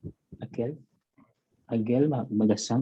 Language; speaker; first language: French; non-native, learner; Filipino